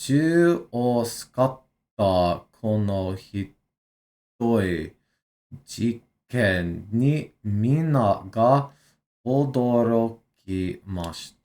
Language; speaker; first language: Japanese; non-native, learner; English